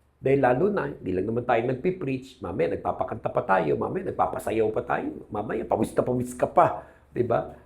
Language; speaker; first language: Filipino; native; Filipino